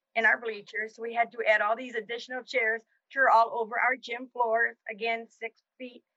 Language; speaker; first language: English; native; English